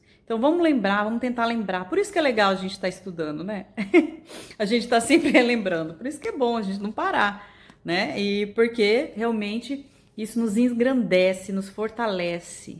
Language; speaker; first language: Portuguese; native; Portuguese